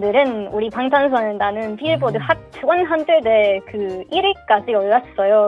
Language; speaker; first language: Korean; non-native, learner; Swedish